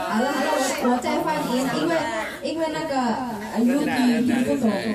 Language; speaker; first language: Chinese; non-native, learner; Indonesian